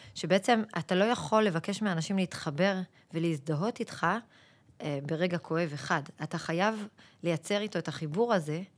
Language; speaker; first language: Hebrew; native; Hebrew